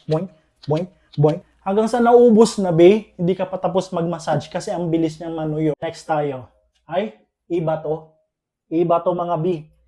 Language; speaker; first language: Filipino; non-native, local second language; Iloko